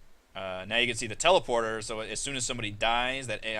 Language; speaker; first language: English; native; English